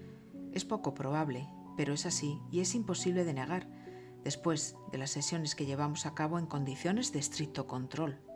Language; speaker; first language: Spanish; native; Spanish